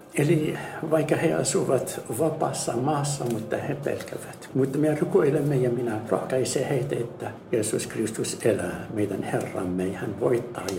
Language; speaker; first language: Finnish; non-native, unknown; Arabic